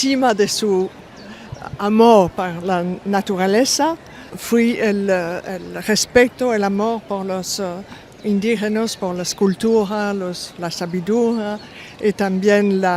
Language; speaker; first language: Spanish; non-native, fluent; French